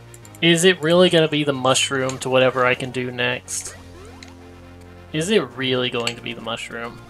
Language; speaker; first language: English; native; English